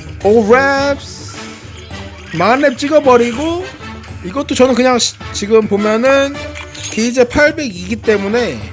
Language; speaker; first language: Korean; native; Korean